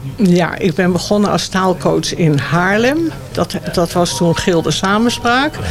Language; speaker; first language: Dutch; native; Dutch